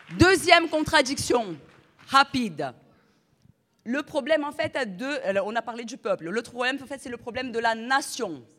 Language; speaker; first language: French; non-native, fluent; Portuguese